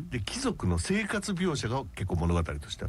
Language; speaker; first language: Japanese; native; Japanese